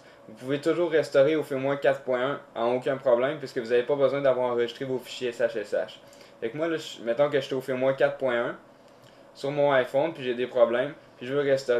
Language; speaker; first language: French; native; French